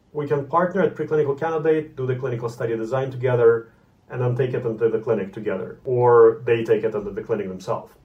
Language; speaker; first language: English; non-native, fluent; Latvian